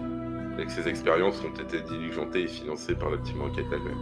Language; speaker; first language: French; native; French